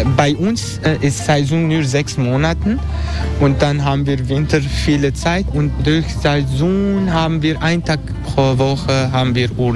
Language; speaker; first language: German; non-native, learner; Turkish